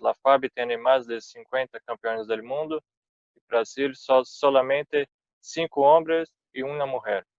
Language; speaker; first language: Spanish; non-native, fluent; Portuguese